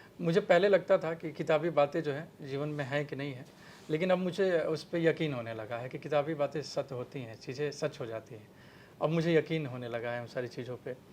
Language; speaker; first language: Hindi; native; Hindi